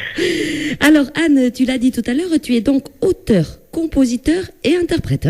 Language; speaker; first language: French; native; French